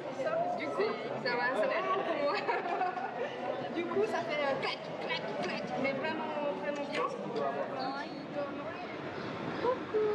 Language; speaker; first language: French; native; French